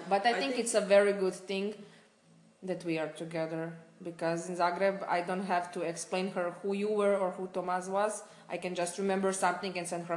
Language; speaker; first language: English; non-native, fluent; Croatian